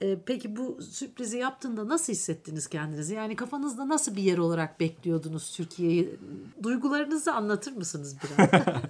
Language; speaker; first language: Turkish; native; Turkish